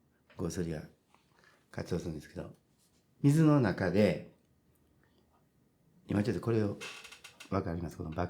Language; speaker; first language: Japanese; native; Japanese